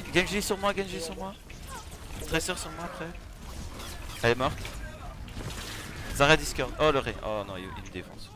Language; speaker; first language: French; native; French